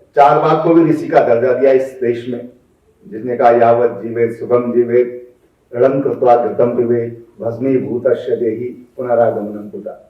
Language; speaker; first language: Hindi; native; Hindi